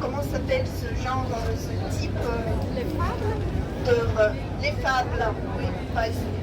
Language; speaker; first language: French; non-native, fluent; Russian